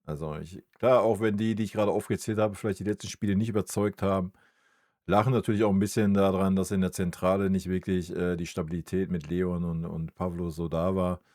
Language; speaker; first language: German; native; German